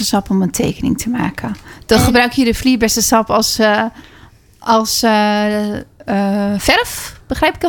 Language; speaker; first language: Dutch; native; Dutch